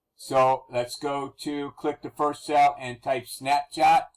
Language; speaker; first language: English; native; English